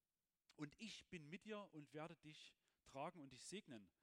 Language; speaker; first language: German; native; German